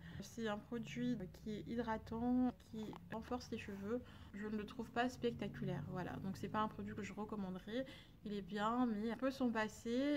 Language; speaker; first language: French; native; French